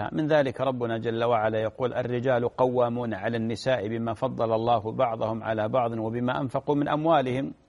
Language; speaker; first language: Arabic; native; Arabic